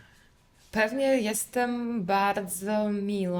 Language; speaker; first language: Polish; non-native, fluent; Russian